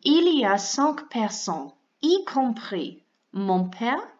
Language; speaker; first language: French; non-native, fluent; English